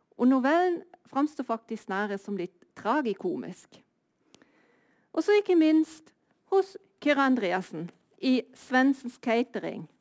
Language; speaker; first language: Norwegian; native; Norwegian